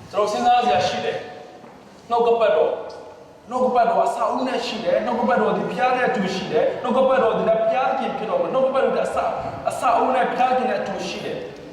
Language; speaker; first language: Burmese; non-native, local second language; Hakha Chin